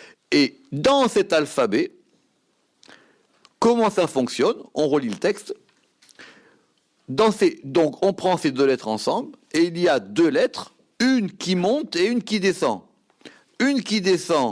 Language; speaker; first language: French; native; French